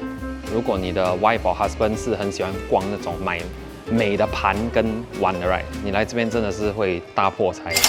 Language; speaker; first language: Chinese; native; Chinese